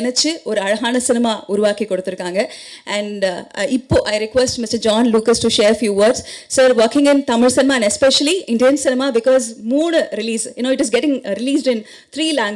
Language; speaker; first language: Tamil; native; Tamil